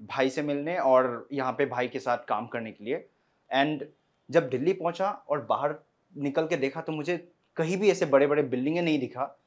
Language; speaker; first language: Hindi; non-native, local second language; Assamese